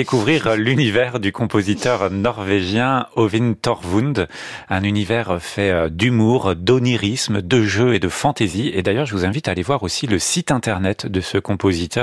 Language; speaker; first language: French; native; French